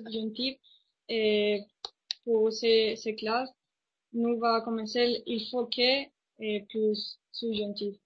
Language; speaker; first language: French; non-native, learner; Spanish